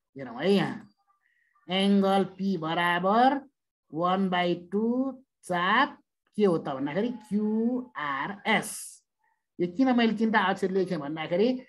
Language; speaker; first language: Nepali; native; Nepali